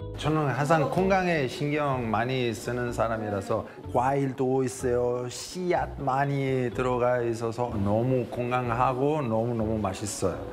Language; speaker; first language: Korean; non-native, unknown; Italian